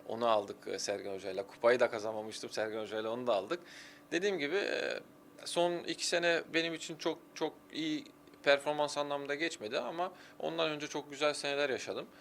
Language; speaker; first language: Turkish; early bilingual, heritage; Turkish